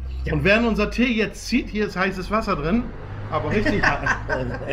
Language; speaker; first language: German; native; German